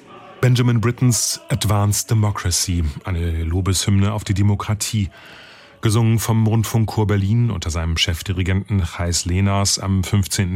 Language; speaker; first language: German; native; German